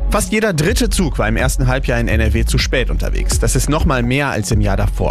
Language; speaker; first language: German; native; German